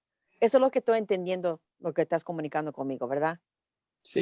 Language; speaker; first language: Spanish; early bilingual, heritage; English